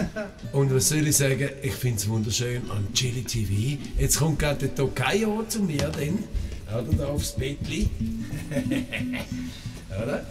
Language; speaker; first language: German; native; German